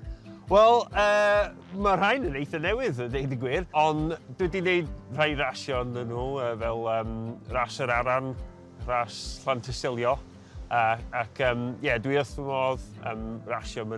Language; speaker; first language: Welsh; non-native, local second language; English